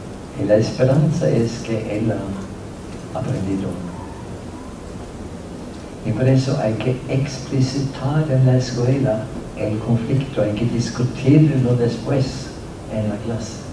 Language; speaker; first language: Spanish; non-native, fluent; Norwegian